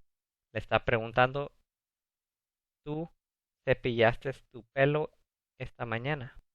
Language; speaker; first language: Spanish; early bilingual, other home language; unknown